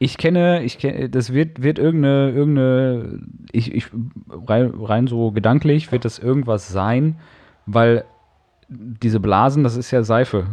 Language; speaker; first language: German; native; German